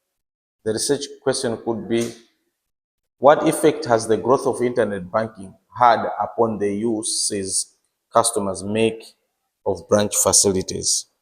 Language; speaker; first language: English; non-native, local second language; Nyanja